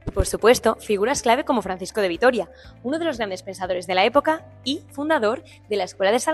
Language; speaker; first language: Spanish; native; Spanish